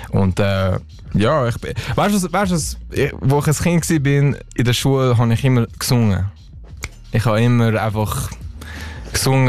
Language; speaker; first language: Swiss German; non-native, local second language; English